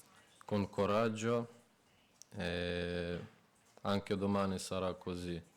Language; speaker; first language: Italian; non-native, fluent; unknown